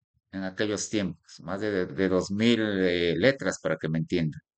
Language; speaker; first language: Spanish; native; Spanish